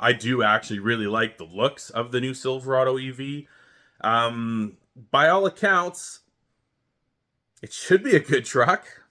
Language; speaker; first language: English; native; English